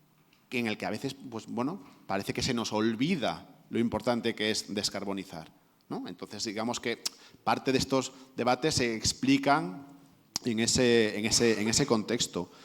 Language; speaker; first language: Spanish; native; Spanish